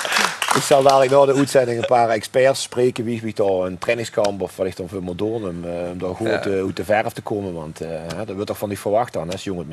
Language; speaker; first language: Dutch; native; Dutch